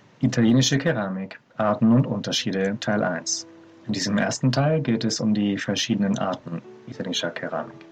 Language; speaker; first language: German; native; German